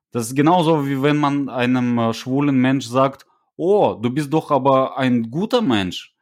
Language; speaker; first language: German; non-native, fluent; Russian